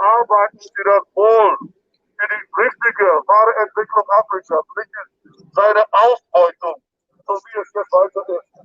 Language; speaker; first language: German; non-native, fluent; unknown